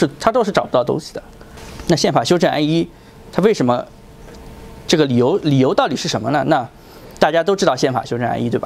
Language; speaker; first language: Chinese; native; Chinese